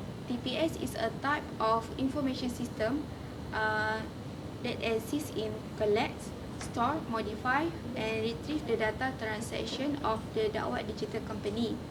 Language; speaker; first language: English; non-native, learner; Malay